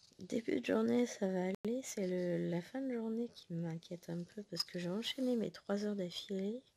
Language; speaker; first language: French; native; French